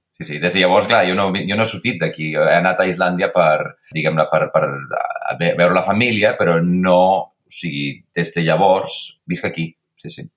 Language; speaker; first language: Catalan; non-native, fluent; Icelandic